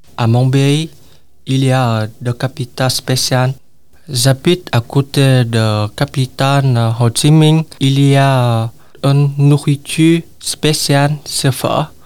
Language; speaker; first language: French; non-native, learner; Vietnamese